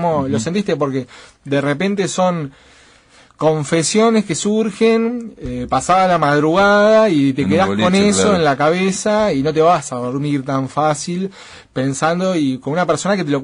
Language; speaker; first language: Spanish; native; Spanish